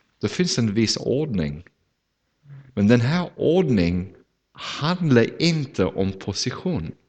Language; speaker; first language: Swedish; non-native, fluent; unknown